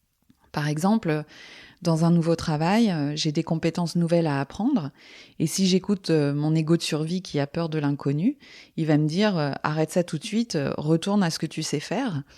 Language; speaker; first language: French; native; French